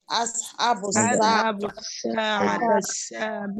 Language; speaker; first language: Arabic; non-native, learner; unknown